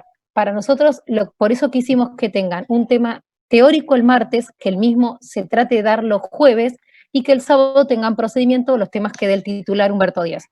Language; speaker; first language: Spanish; native; Spanish